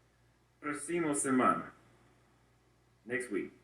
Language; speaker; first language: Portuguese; non-native, learner; English